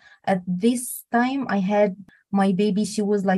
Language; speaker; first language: English; non-native, fluent; Arabic